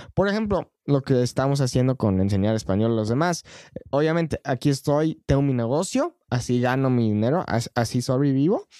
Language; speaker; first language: Spanish; non-native, fluent; English